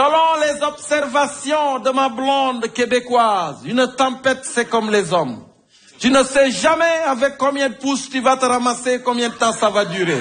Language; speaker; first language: French; non-native, fluent; Spanish